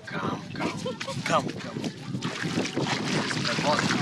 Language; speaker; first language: English; non-native, learner; Swahili